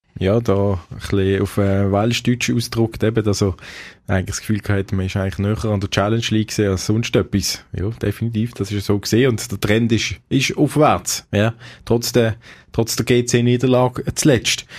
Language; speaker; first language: German; native; German